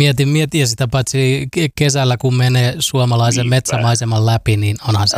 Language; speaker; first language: Finnish; native; Finnish